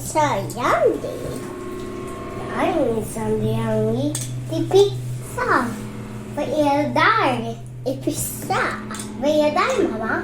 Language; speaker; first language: Swedish; early bilingual, other home language; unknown